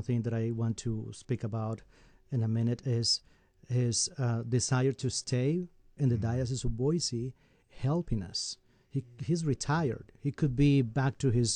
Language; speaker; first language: English; non-native, fluent; Spanish